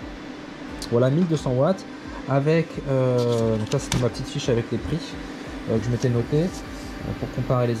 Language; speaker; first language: French; native; French